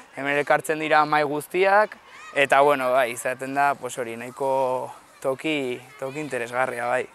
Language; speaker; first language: Basque; native; Basque